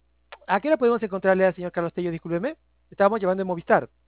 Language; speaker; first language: Spanish; native; Spanish